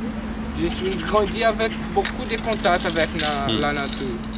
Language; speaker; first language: French; non-native, learner; Portuguese